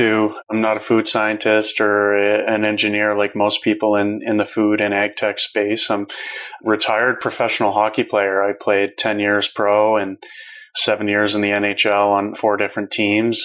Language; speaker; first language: English; native; English